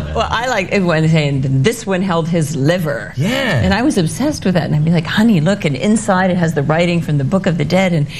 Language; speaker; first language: English; native; English